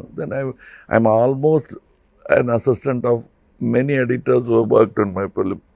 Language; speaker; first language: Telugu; non-native, local second language; Tamil